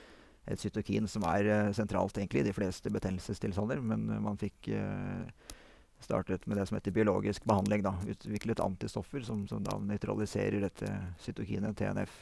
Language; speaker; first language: Norwegian; native; Norwegian